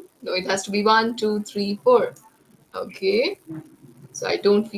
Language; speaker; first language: English; non-native, local second language; Hindi